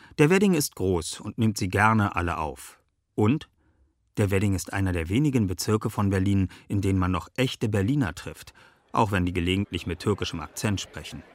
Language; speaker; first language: German; native; German